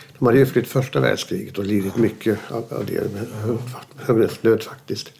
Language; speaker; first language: Swedish; early bilingual, other home language; German